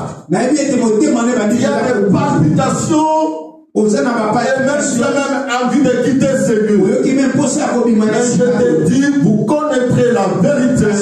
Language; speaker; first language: French; non-native, local second language; Lingala